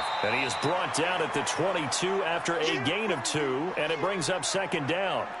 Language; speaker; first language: English; native; English